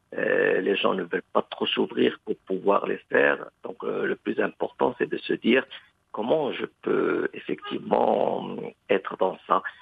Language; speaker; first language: French; non-native, local second language; Arabic